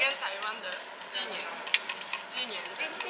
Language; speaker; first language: Chinese; non-native, learner; Japanese